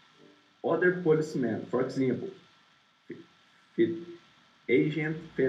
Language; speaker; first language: English; non-native, learner; Portuguese